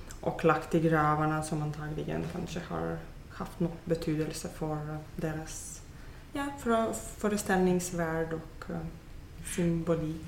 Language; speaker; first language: Swedish; non-native, fluent; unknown